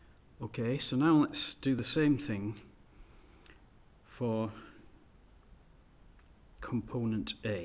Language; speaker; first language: English; native; English